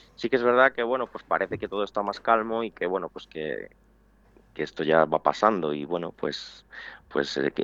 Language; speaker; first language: Spanish; native; Spanish